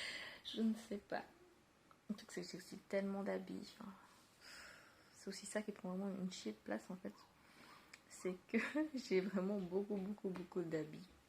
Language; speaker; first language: French; native; French